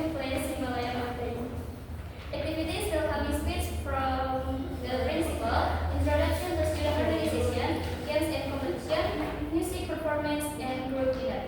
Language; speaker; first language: English; non-native, learner; Indonesian